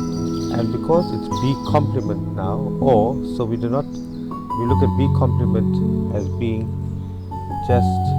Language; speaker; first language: English; native; English